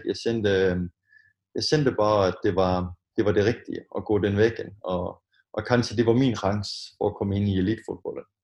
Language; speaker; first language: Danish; native; Danish